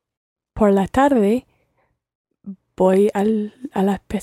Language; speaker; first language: Spanish; non-native, learner; English